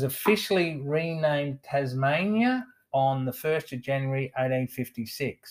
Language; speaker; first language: English; native; English